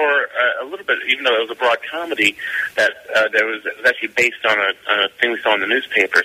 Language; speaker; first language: English; native; English